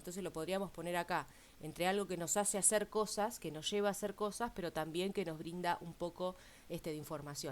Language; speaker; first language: Spanish; native; Spanish